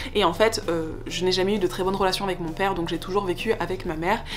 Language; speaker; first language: French; native; French